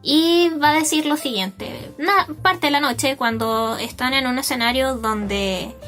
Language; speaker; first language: Spanish; native; Spanish